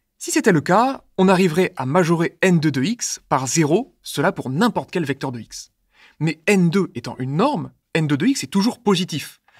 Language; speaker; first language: French; native; French